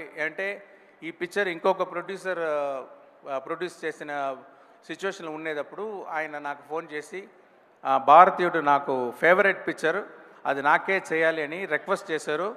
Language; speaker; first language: Telugu; non-native, fluent; Tamil